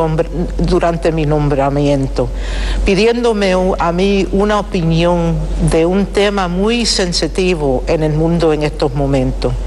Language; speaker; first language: Spanish; early bilingual, heritage; Spanish